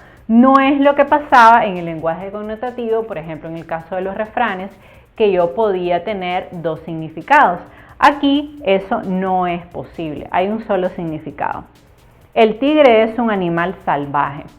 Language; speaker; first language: Spanish; native; Spanish